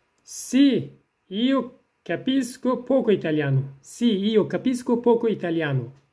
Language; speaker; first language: Italian; non-native, fluent; Persian